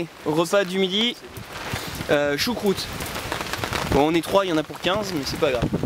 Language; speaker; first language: French; native; French